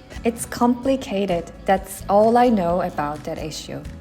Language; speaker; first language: English; non-native, fluent; Korean